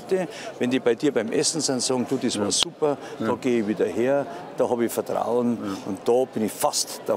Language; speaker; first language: German; native; German